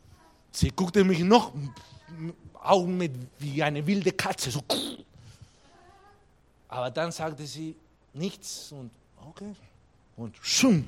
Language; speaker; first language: German; non-native, fluent; Spanish